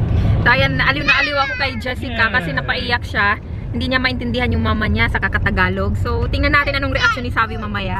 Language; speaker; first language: Filipino; non-native, local second language; Cebuano